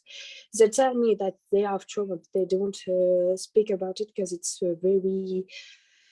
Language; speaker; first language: English; non-native, learner; French